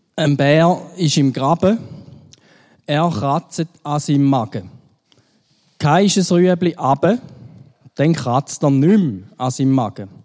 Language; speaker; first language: German; native; German